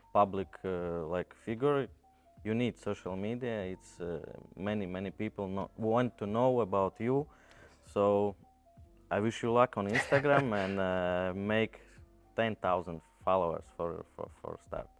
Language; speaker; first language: English; non-native, learner; Latvian